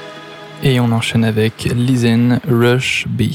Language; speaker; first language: French; native; French